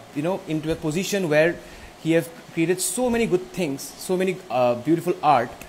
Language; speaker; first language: English; non-native, local second language; Assamese